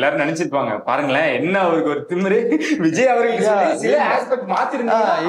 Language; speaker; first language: Tamil; native; Tamil